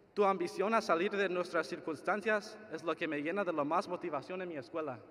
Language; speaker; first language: Spanish; early bilingual, other home language; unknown